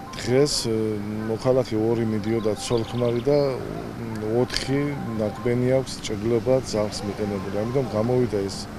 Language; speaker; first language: Georgian; native; Georgian